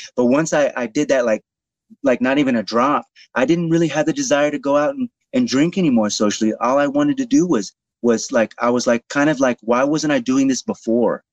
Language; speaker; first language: English; native; English